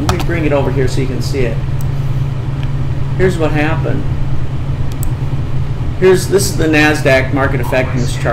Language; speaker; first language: English; native; English